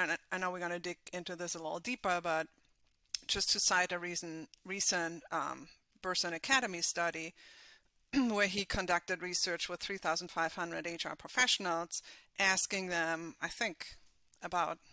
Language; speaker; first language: English; non-native, fluent; German